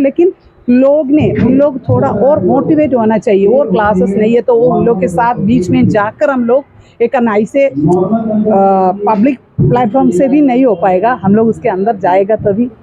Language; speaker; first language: Hindi; non-native, local second language; Malayalam